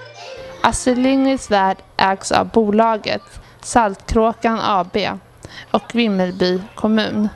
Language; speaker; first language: Swedish; native; Swedish